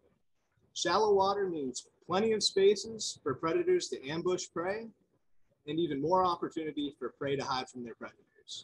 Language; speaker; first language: English; native; English